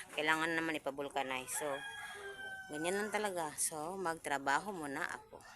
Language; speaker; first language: Filipino; non-native, local second language; Cebuano